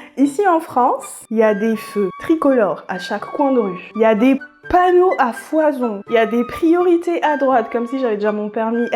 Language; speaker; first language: French; non-native, local second language; Malagasy